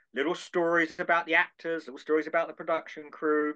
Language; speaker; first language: English; native; English